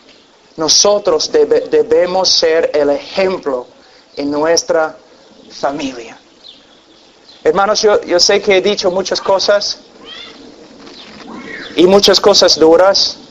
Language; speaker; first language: Spanish; non-native, fluent; English